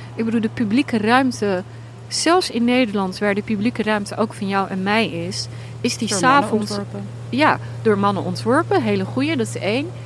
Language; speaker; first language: Dutch; native; Dutch